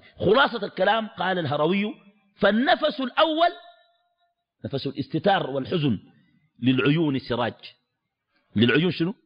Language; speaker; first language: Arabic; native; Arabic